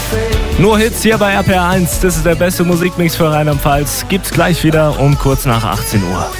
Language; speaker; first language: German; native; German